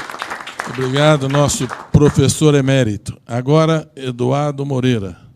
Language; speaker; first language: Portuguese; native; Portuguese